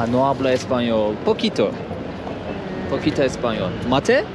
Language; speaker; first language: Spanish; non-native, learner; Turkish